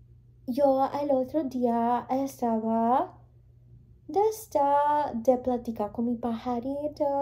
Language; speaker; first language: Spanish; early bilingual, heritage; English